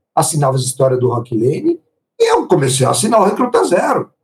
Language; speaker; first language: Portuguese; non-native, fluent; Italian